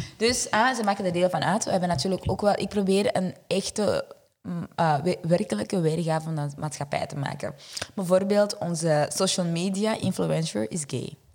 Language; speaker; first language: Dutch; early bilingual, other home language; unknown